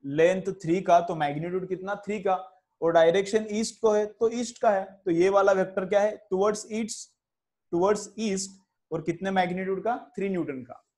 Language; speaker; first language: Hindi; non-native, local second language; Marathi